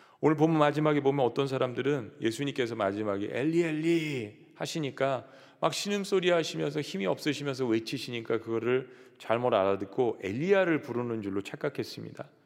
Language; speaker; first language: Korean; native; Korean